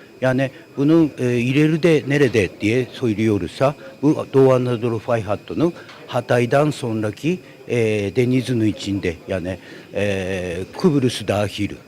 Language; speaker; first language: Turkish; non-native, learner; Japanese